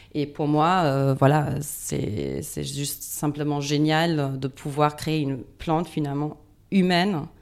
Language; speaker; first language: French; non-native, fluent; German